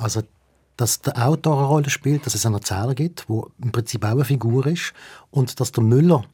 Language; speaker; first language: German; native; German